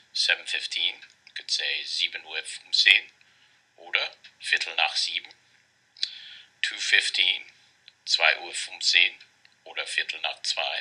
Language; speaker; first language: German; non-native, fluent; English